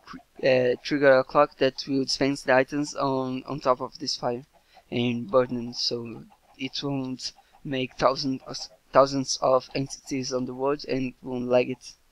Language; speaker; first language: English; non-native, fluent; Portuguese